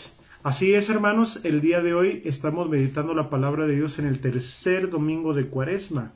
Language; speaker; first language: Spanish; native; Spanish